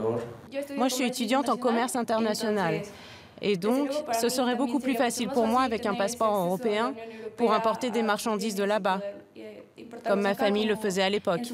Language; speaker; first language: French; early bilingual, heritage; Spanish